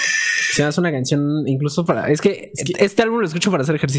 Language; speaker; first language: Spanish; native; Spanish